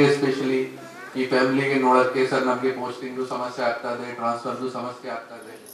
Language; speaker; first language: Kannada; non-native, local second language; Hindi